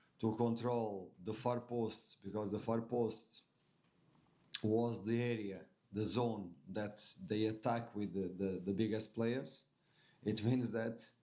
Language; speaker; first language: English; non-native, fluent; Portuguese